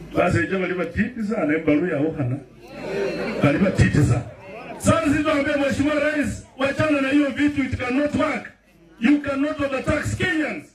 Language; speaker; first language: Swahili; native; Swahili